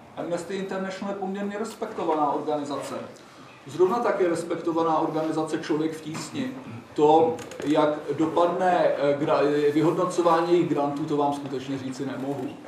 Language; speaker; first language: Czech; native; Czech